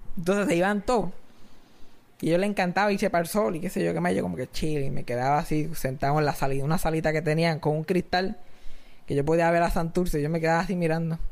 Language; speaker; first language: Spanish; native; Spanish